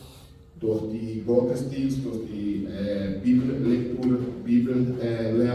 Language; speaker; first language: German; non-native, fluent; Portuguese